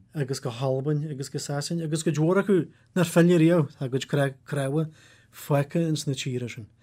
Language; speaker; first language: Irish; native; Irish